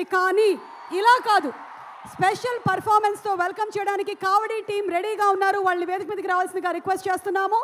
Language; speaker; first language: Telugu; native; Telugu